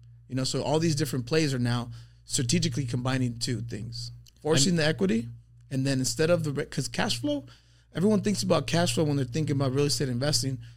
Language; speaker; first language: English; early bilingual, other home language; Spanish